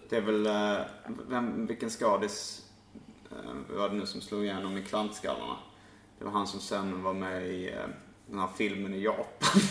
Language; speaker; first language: Swedish; native; Swedish